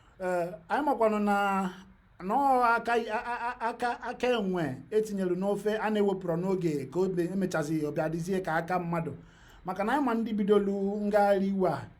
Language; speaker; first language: Igbo; native; Igbo